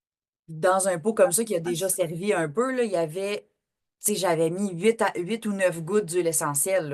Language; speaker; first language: French; native; French